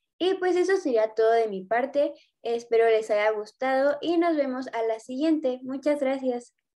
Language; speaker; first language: Spanish; native; Spanish